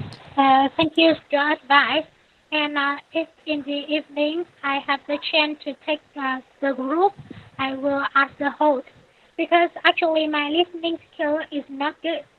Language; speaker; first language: English; non-native, learner; Vietnamese